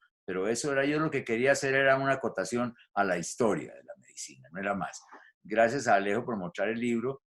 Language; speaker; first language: Spanish; native; Spanish